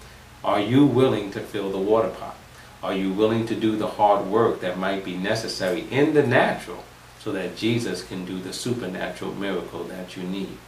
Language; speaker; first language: English; native; English